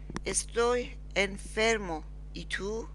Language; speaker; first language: Spanish; non-native, learner; Persian